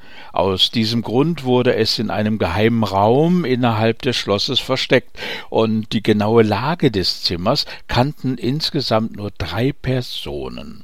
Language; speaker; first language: German; native; German